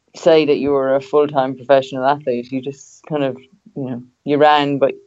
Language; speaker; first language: English; native; English